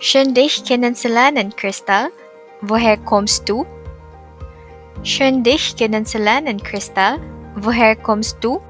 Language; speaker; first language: German; non-native, fluent; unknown